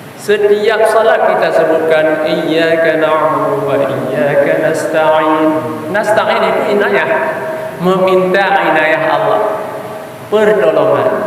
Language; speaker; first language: Malay; non-native, local second language; Achinese